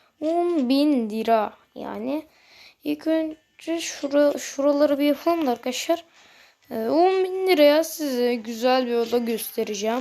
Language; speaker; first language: Turkish; native; Turkish